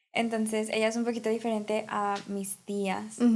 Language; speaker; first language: Spanish; early bilingual, heritage; Spanish